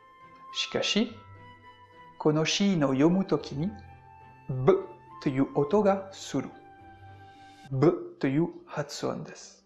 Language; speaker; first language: Japanese; non-native, fluent; French